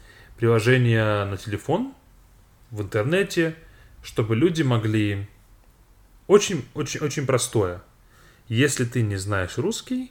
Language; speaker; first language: Russian; non-native, fluent; English